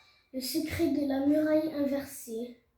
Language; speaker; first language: French; native; French